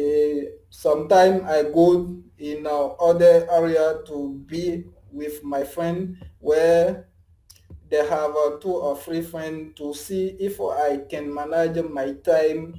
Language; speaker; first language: English; non-native, learner; French